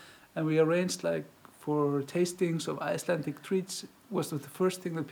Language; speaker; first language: English; non-native, fluent; Icelandic